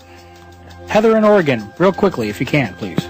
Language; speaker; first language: English; native; English